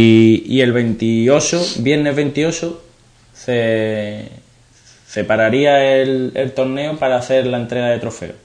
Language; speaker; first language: Spanish; native; Spanish